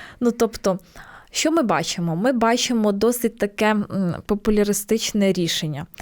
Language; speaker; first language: Ukrainian; native; Ukrainian